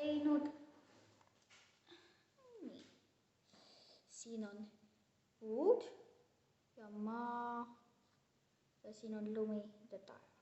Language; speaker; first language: Estonian; early bilingual, heritage; Estonian